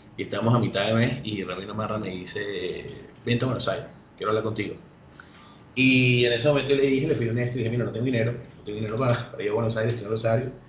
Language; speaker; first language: Spanish; native; Spanish